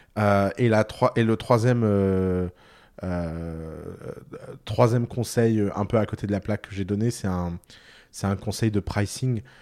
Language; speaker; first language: French; early bilingual, other home language; Arabic